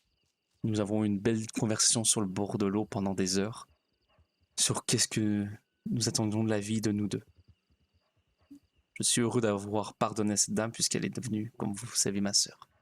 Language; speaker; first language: French; native; French